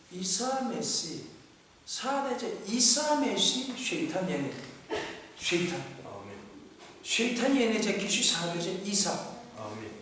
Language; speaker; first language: Turkish; non-native, fluent; Korean